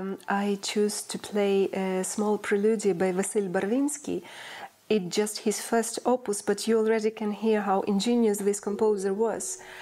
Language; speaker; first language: English; non-native, fluent; Ukrainian